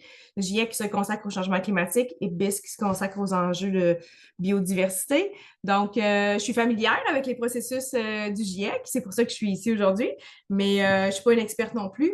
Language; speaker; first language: French; native; French